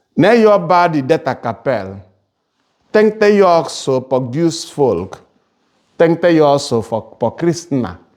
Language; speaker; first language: Swedish; non-native, fluent; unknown